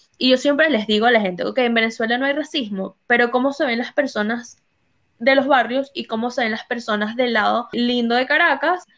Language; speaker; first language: Spanish; early bilingual, heritage; Spanish